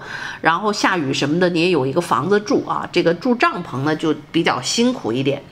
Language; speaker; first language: Chinese; native; Chinese